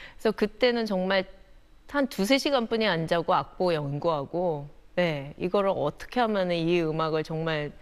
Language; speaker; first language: Korean; native; Korean